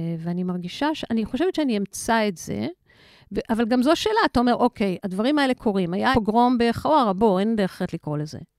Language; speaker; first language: Hebrew; native; Hebrew